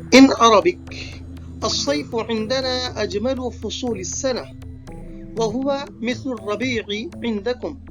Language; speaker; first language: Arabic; non-native, fluent; Urdu